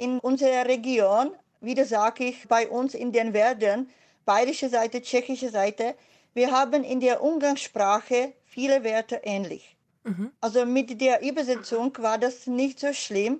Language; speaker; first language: German; non-native, fluent; Czech